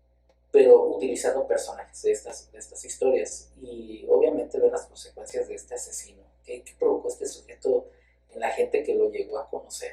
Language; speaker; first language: Spanish; native; Spanish